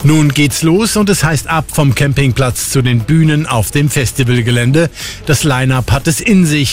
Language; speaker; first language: German; native; German